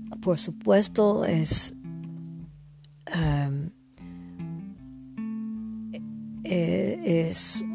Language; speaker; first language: Spanish; non-native, learner; English